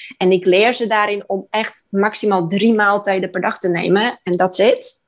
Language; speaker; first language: Dutch; non-native, fluent; Polish